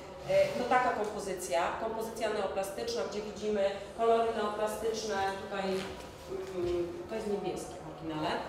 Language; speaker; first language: Polish; native; Polish